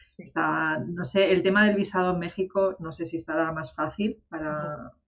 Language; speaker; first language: Spanish; native; Spanish